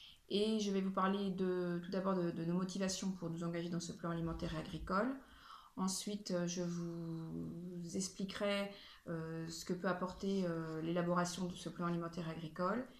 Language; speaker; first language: French; native; French